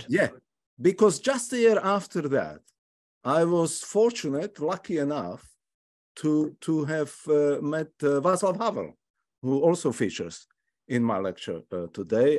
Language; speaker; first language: English; non-native, fluent; Slovak